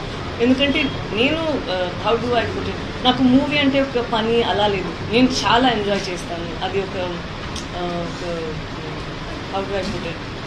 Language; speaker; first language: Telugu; non-native, learner; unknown